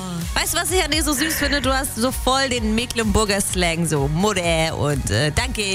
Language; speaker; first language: German; native; German